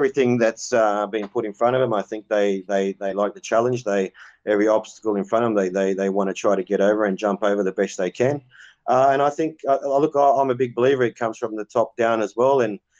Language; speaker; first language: English; native; English